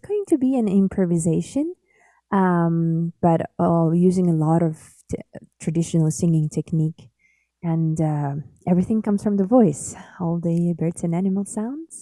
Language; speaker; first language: English; non-native, fluent; Yakut